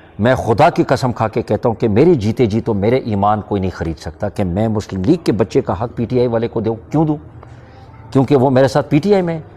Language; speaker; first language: Urdu; non-native, local second language; Pashto